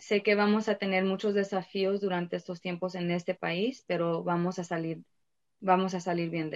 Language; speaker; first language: Spanish; early bilingual, heritage; Spanish